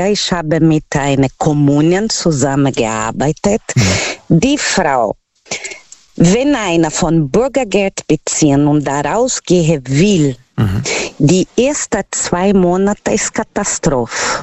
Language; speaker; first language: German; non-native, learner; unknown